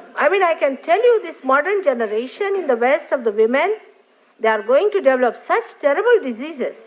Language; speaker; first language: English; non-native, local second language; Marathi